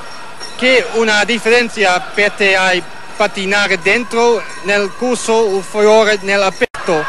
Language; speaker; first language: Italian; non-native, learner; Dutch